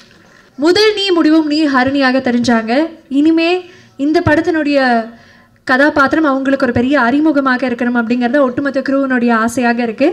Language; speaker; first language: Tamil; native; Tamil